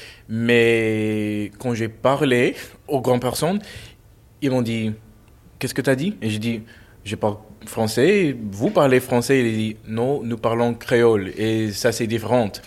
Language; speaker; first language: French; non-native, fluent; English